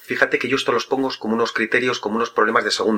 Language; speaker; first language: Spanish; native; Spanish